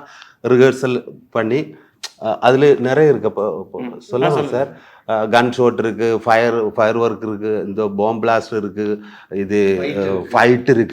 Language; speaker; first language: Tamil; non-native, learner; Malayalam